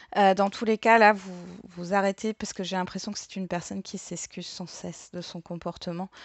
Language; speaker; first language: French; native; French